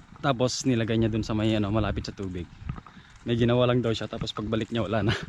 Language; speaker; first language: Filipino; native; Filipino